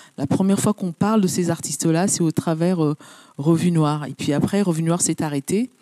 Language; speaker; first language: French; early bilingual, other home language; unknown